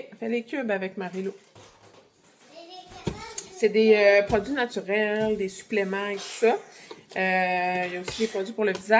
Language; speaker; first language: French; native; French